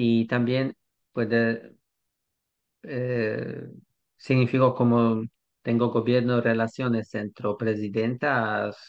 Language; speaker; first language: Spanish; non-native, learner; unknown